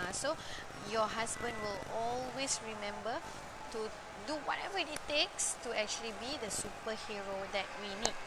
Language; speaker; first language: English; non-native, local second language; Malay